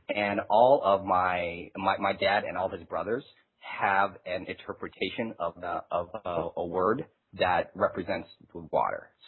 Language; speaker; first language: English; early bilingual, other home language; Chinese